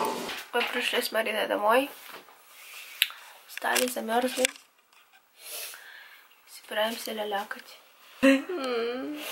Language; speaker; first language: Russian; native; Russian